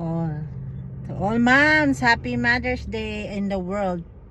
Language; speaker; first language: English; non-native, learner; Filipino